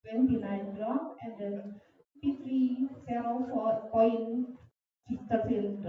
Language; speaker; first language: English; non-native, learner; Indonesian